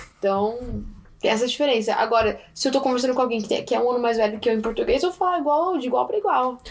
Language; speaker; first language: Portuguese; early bilingual, heritage; Portuguese